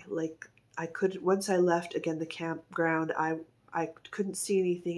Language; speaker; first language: English; native; English